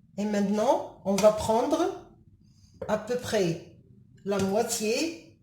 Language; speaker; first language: French; non-native, local second language; Arabic